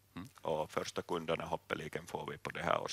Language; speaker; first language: Swedish; non-native, local second language; Finnish